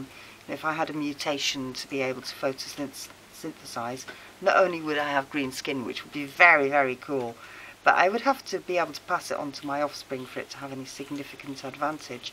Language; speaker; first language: English; native; English